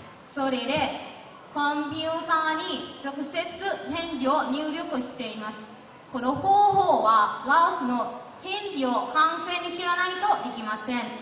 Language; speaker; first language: Japanese; non-native, learner; Lao